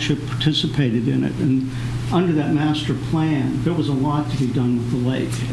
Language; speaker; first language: English; native; English